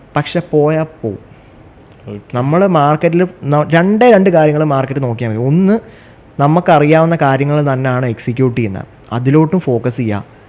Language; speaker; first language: Malayalam; native; Malayalam